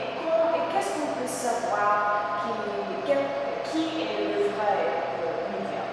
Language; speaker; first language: French; non-native, learner; English